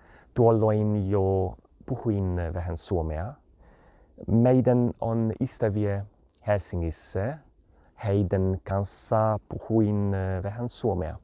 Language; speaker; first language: Finnish; non-native, learner; Hungarian